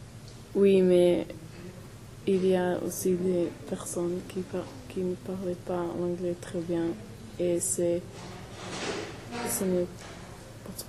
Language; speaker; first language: French; non-native, learner; English